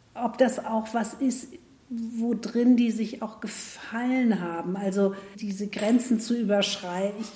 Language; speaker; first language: German; native; German